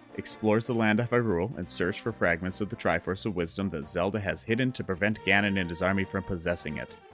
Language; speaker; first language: English; native; English